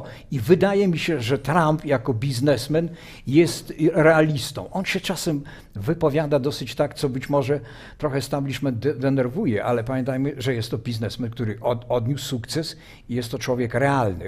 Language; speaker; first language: Polish; native; Polish